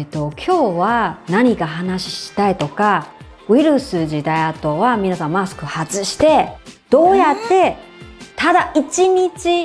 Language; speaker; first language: Japanese; non-native, fluent; Chinese